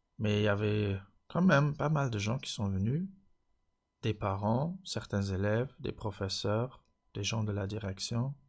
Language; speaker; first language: French; non-native, local second language; Luxembourgish